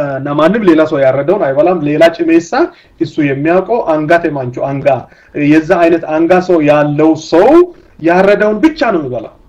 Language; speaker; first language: Amharic; non-native, local second language; Sidamo